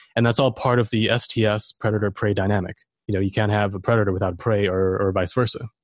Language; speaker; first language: English; non-native, fluent; German